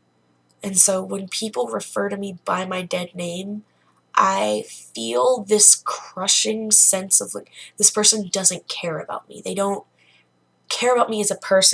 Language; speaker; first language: English; native; English